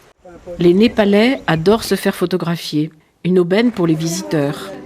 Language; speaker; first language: French; native; French